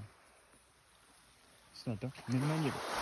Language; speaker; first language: Japanese; native; Japanese